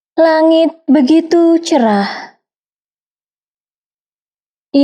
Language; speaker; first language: Indonesian; native; Indonesian